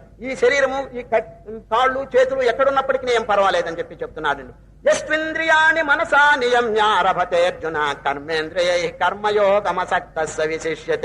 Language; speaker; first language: Telugu; native; Telugu